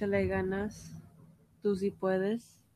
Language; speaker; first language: Spanish; early bilingual, heritage; Spanish